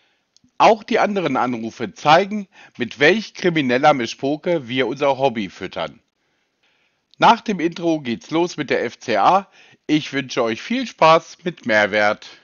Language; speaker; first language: German; native; German